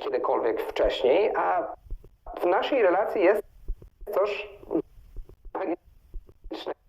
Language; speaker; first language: Polish; non-native, fluent; Italian